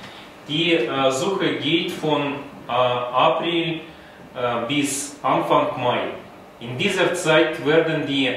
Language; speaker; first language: German; non-native, learner; Russian